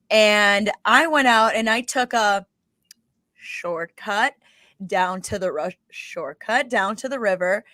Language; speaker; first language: English; native; English